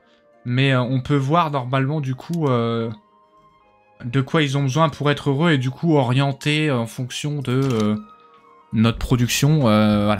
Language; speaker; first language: French; native; French